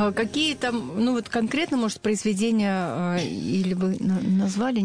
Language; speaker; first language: Russian; native; Russian